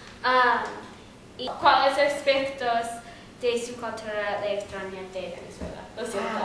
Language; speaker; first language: Spanish; non-native, learner; English